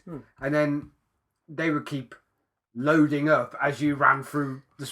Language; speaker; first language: English; native; English